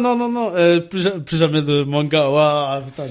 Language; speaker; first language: French; native; French